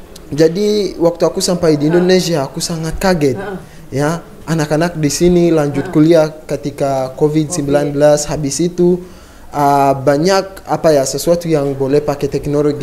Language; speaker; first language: Indonesian; non-native, fluent; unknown